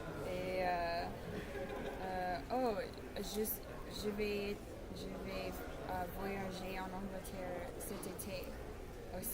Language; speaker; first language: French; non-native, learner; English